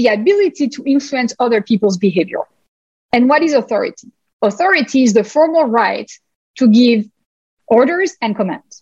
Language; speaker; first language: English; non-native, fluent; French